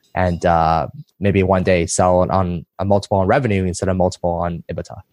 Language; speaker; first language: English; early bilingual, other home language; Chinese